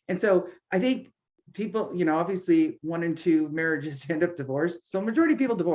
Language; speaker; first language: English; native; English